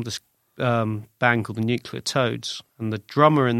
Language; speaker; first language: English; native; English